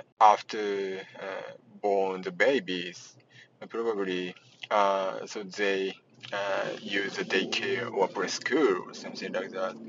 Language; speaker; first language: English; non-native, learner; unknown